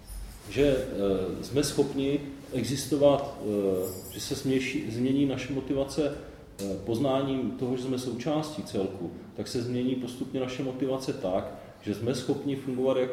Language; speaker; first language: Czech; native; Czech